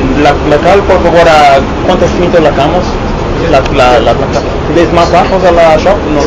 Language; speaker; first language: Spanish; non-native, learner; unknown